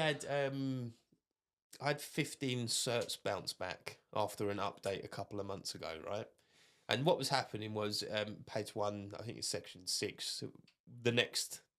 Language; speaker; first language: English; native; English